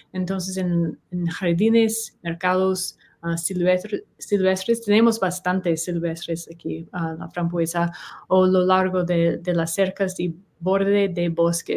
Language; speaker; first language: Spanish; non-native, learner; English